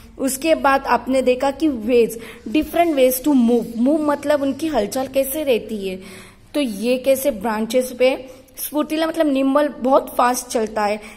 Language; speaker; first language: Hindi; non-native, local second language; Marathi